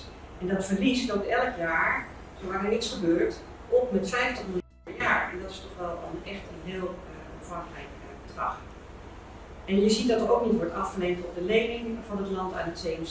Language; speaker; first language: Dutch; non-native, local second language; Papiamento